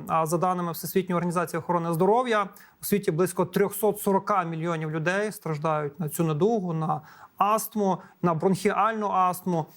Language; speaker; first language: Ukrainian; native; Ukrainian